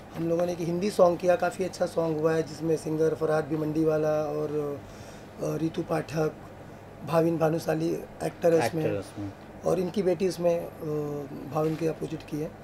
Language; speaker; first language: Hindi; native; Hindi